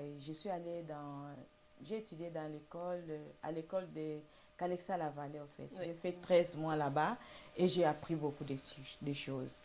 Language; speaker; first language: French; non-native, local second language; Lingala